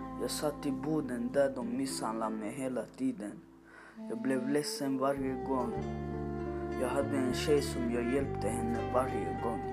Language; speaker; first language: Swedish; non-native, learner; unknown